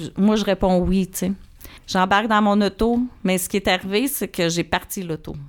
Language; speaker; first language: French; native; French